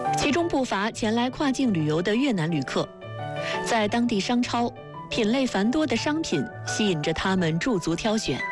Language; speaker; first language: Chinese; native; Chinese